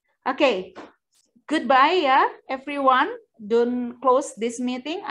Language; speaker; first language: English; non-native, fluent; Indonesian